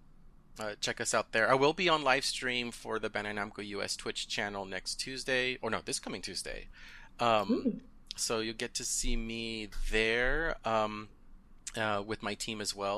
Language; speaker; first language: English; early bilingual, other home language; Spanish